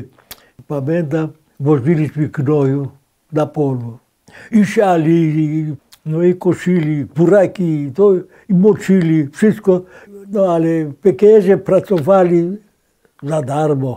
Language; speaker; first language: Polish; non-native, fluent; Greek